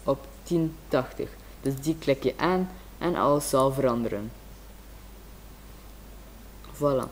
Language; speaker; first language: Dutch; native; Dutch